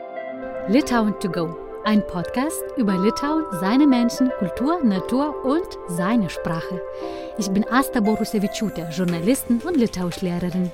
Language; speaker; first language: German; non-native, fluent; Lithuanian